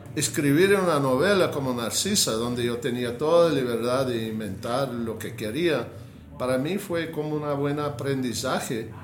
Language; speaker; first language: Spanish; non-native, fluent; English